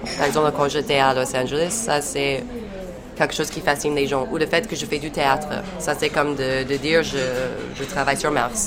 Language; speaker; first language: French; non-native, fluent; English